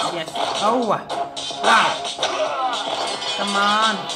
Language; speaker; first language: English; non-native, learner; Vietnamese